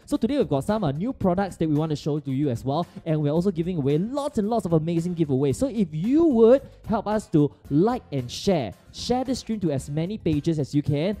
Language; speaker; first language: English; non-native, local second language; Chinese